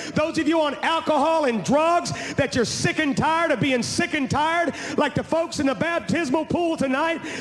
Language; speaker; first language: English; native; English